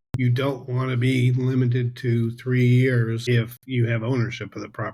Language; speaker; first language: English; native; English